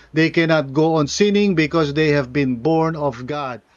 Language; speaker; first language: English; non-native, local second language; Filipino